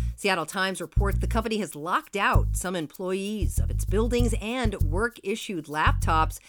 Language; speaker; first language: English; native; English